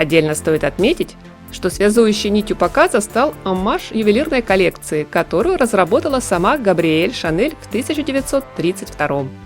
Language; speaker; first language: Russian; native; Russian